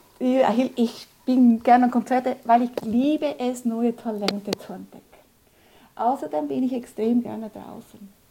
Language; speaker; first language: German; early bilingual, other home language; Spanish